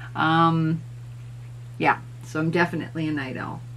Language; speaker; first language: English; native; English